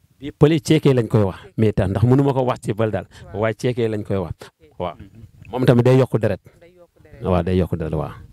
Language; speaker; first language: Wolof; non-native, local second language; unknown